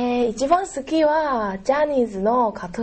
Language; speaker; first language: Japanese; non-native, learner; Chinese